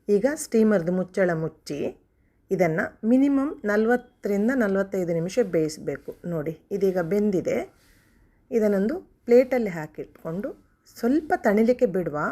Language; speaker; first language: Kannada; non-native, local second language; Konkani